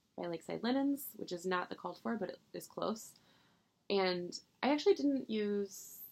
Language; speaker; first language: English; native; English